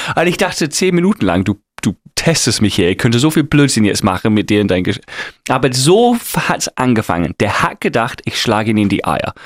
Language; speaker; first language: German; non-native, fluent; English